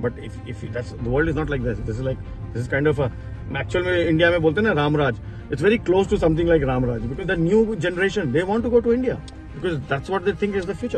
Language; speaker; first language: English; non-native, local second language; Hindi